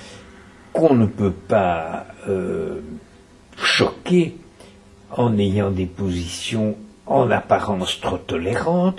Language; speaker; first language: French; native; French